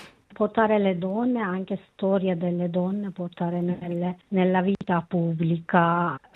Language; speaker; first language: Italian; non-native, learner; Kurdish